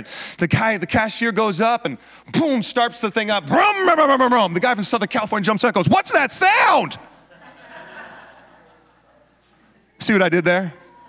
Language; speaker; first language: English; native; English